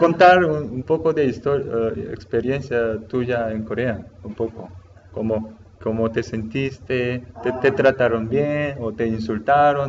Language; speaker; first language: Spanish; non-native, learner; Korean